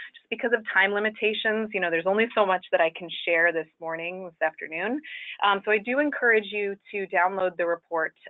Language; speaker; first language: English; native; English